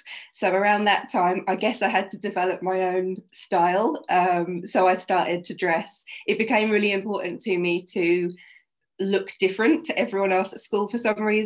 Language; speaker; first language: English; native; English